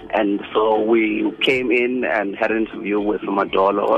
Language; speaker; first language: English; non-native, local second language; Xhosa